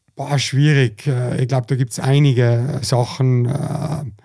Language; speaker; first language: German; native; German